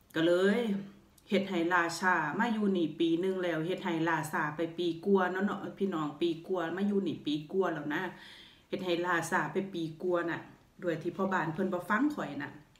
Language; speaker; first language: Thai; native; Thai